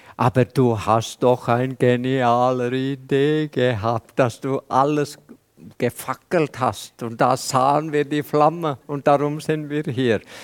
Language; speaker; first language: German; non-native, fluent; Welsh